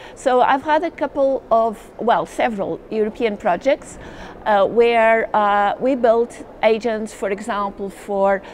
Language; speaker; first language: English; non-native, fluent; Portuguese